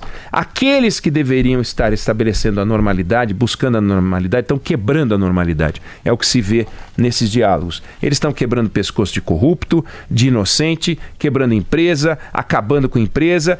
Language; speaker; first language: Portuguese; native; Portuguese